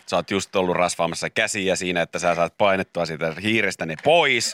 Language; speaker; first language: Finnish; native; Finnish